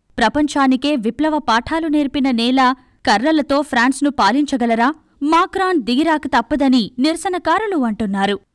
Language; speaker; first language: Telugu; native; Telugu